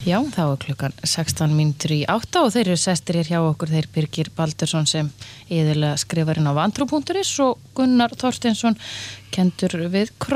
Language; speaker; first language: Icelandic; native; Icelandic